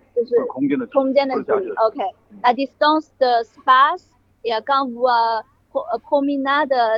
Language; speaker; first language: French; non-native, learner; Chinese